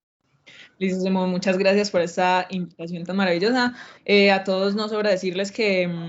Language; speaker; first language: Spanish; native; Spanish